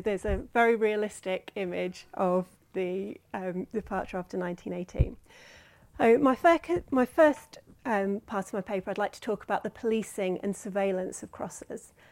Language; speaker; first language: English; native; English